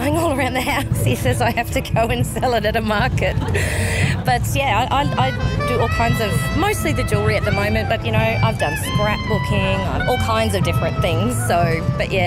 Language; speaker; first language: English; native; English